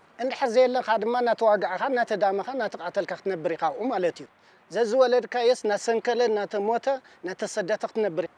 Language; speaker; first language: Tigrinya; native; Tigrinya